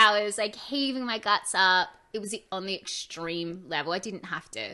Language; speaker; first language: English; native; English